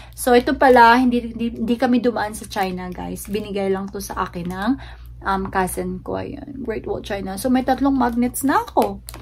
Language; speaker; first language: Filipino; non-native, local second language; Hiligaynon